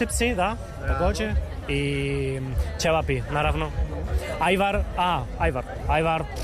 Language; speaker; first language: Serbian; non-native, learner; Spanish